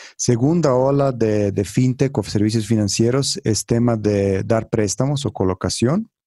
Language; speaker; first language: Spanish; non-native, fluent; Croatian